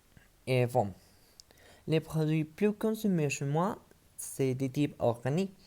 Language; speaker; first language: French; non-native, learner; Spanish